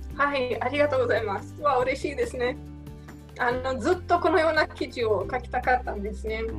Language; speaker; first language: Japanese; non-native, fluent; Romanian